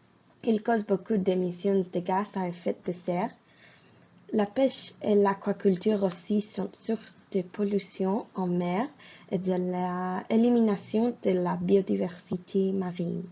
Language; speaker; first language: French; non-native, fluent; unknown